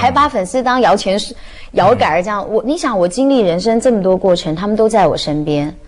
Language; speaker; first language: Chinese; native; Chinese